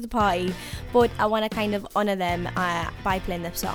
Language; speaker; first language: English; native; English